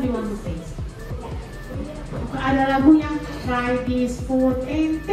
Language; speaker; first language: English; non-native, fluent; Indonesian